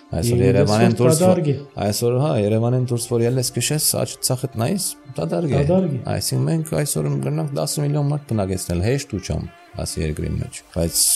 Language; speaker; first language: Armenian; early bilingual, heritage; Armenian